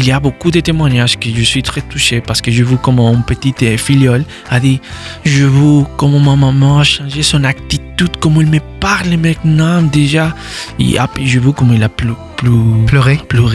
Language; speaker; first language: French; non-native, learner; Spanish